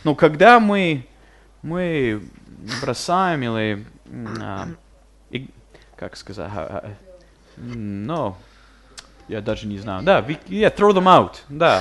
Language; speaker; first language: Russian; non-native, fluent; English